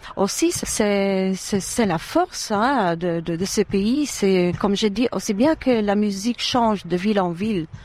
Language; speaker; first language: French; non-native, fluent; Albanian